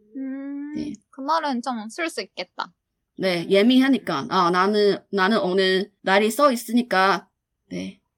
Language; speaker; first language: Korean; non-native, fluent; Chinese